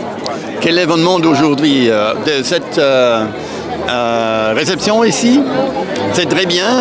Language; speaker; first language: French; non-native, fluent; German